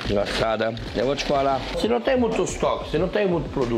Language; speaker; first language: Portuguese; non-native, fluent; French